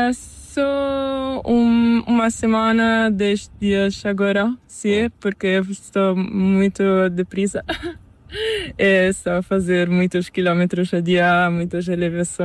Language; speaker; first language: Portuguese; non-native, learner; Italian